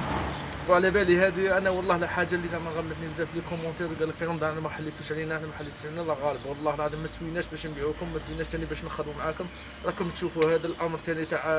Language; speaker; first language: Arabic; native; Arabic